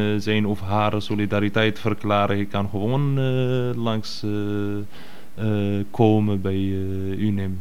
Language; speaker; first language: Dutch; non-native, fluent; Arabic